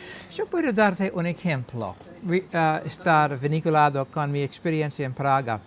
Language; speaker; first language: Spanish; non-native, learner; English